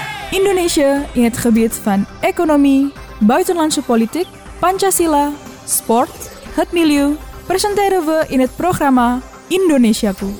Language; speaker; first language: Dutch; non-native, fluent; Indonesian